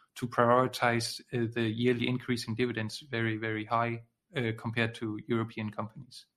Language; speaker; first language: English; non-native, fluent; Danish